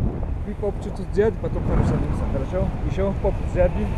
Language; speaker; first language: Russian; non-native, learner; Turkish